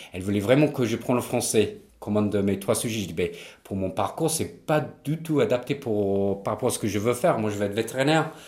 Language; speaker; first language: French; non-native, fluent; English